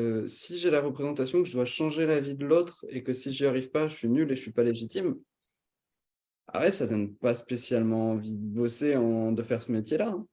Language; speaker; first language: French; native; French